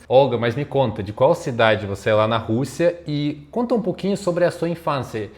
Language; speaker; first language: Portuguese; non-native, fluent; Russian